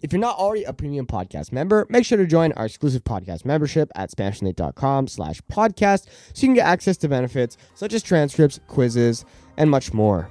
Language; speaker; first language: English; native; English